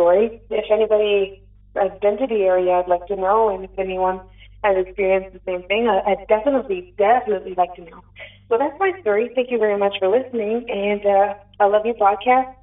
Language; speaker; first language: English; non-native, fluent; French